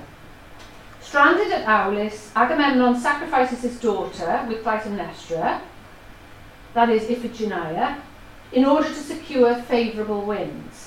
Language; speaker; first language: English; non-native, local second language; Welsh